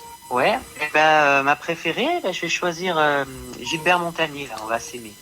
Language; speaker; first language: French; native; French